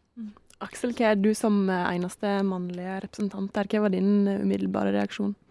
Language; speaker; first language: Norwegian; native; Norwegian